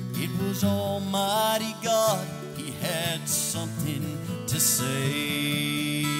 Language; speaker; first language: English; native; English